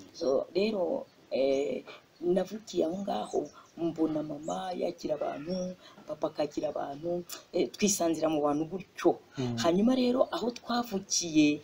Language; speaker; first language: Kinyarwanda; non-native, fluent; Swahili